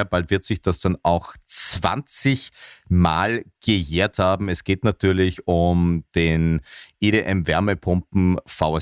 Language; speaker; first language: German; native; German